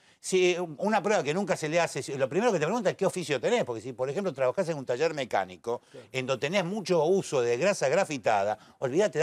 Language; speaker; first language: Spanish; native; Spanish